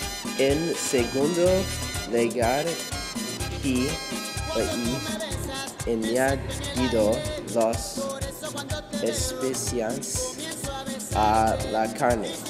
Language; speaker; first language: Spanish; non-native, learner; English